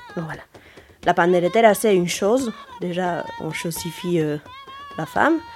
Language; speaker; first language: French; non-native, fluent; Spanish